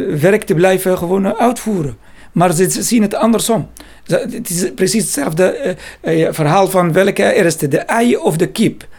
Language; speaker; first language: Dutch; non-native, learner; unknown